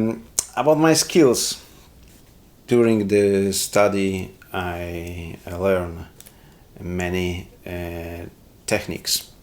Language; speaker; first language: English; non-native, learner; Polish